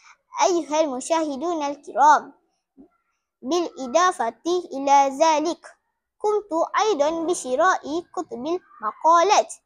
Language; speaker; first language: Arabic; non-native, learner; Malay